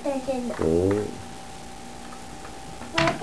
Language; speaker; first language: Japanese; native; Japanese